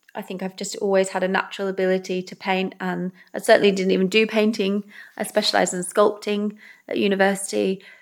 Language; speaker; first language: English; native; English